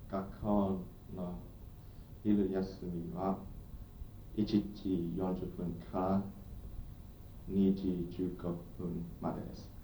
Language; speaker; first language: Japanese; non-native, learner; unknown